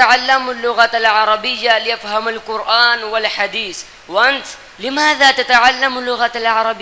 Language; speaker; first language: Arabic; non-native, learner; Urdu